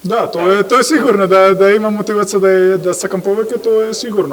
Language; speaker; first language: Macedonian; non-native, fluent; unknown